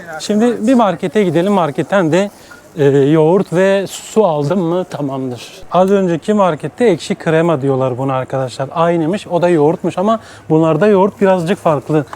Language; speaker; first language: Turkish; native; Turkish